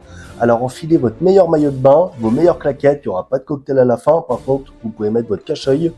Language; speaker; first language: French; native; French